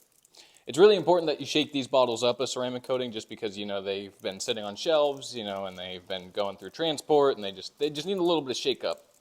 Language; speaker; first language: English; native; English